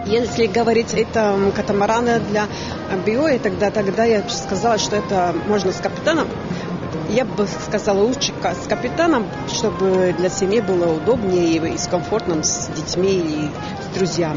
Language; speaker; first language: Russian; non-native, fluent; Latvian